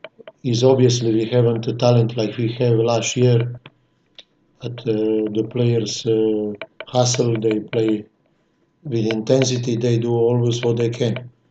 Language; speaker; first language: English; non-native, fluent; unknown